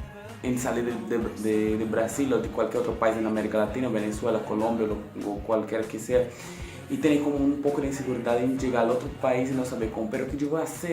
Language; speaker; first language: Spanish; non-native, local second language; Portuguese